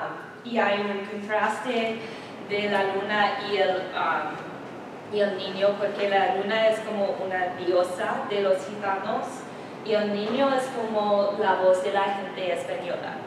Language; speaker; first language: Spanish; non-native, learner; English